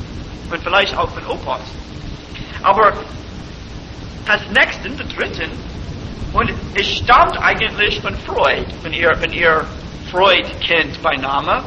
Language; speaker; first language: German; non-native, fluent; English